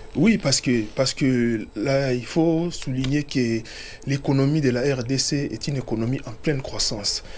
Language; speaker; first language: French; non-native, local second language; Lingala